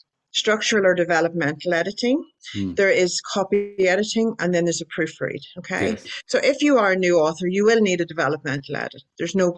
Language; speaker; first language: English; native; English